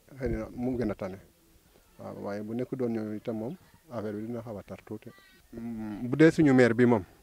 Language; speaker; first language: Wolof; non-native, local second language; Serer